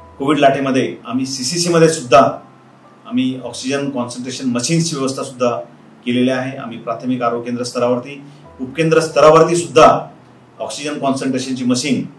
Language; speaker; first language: Marathi; native; Marathi